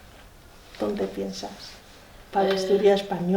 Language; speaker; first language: Spanish; non-native, learner; Chinese